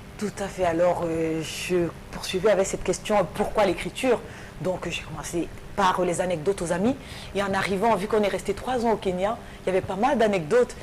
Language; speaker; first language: French; native; French